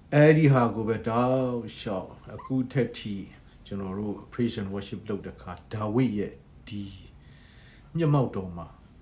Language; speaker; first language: Burmese; non-native, local second language; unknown